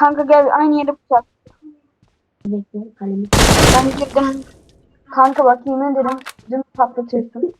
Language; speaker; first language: Turkish; native; Turkish